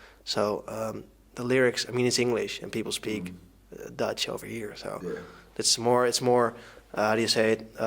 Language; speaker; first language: English; non-native, fluent; Dutch